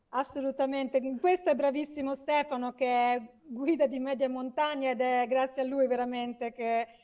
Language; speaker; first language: Italian; native; Italian